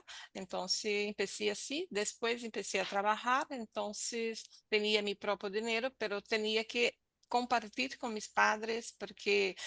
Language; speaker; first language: Spanish; non-native, learner; Portuguese